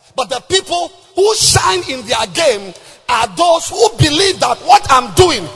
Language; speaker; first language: English; non-native, local second language; Akan